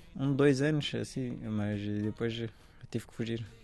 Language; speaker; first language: Portuguese; non-native, fluent; Persian